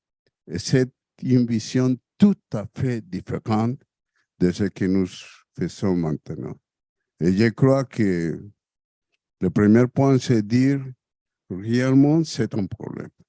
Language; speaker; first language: French; non-native, fluent; Spanish